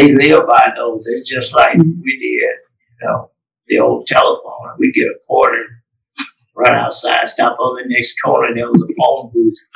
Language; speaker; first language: English; native; English